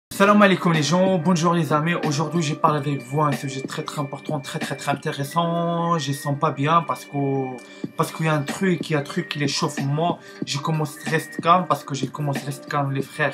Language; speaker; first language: French; non-native, learner; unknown